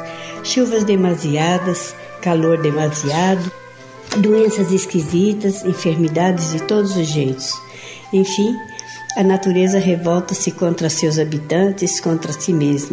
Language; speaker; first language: Portuguese; native; Portuguese